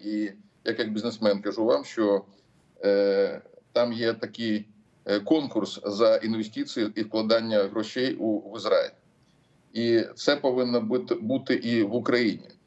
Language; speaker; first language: Ukrainian; non-native, local second language; Russian